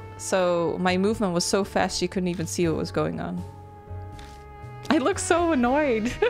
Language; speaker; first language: English; non-native, fluent; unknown